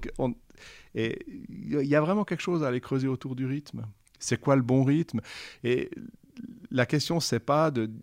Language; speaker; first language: French; native; French